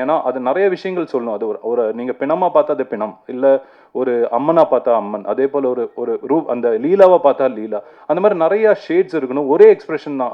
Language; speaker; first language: Tamil; native; Tamil